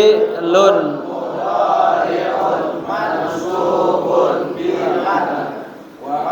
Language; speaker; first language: Arabic; non-native, fluent; Indonesian